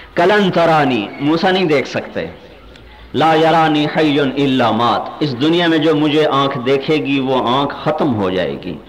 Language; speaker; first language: Urdu; non-native, local second language; Punjabi